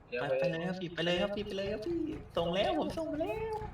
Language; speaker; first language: Thai; native; Thai